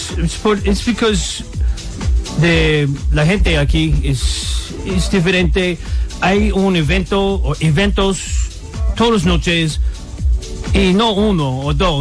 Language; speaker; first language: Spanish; non-native, learner; English